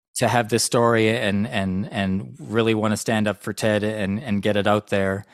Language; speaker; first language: English; native; English